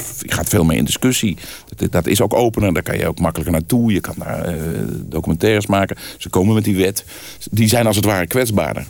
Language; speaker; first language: Dutch; native; Dutch